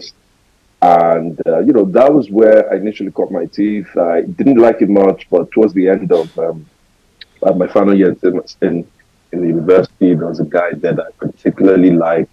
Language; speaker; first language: English; non-native, local second language; Yoruba